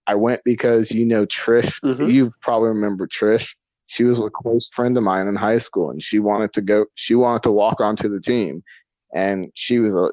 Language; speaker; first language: English; native; English